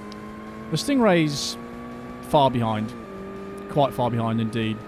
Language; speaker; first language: English; native; English